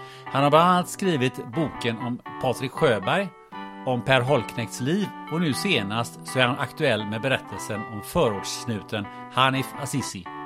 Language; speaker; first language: Swedish; native; Swedish